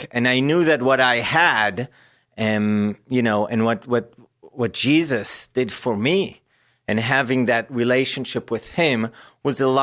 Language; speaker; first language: English; non-native, fluent; Hebrew